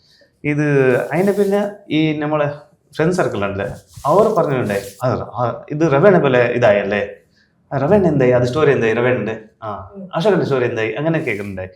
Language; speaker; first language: Malayalam; non-native, learner; Tulu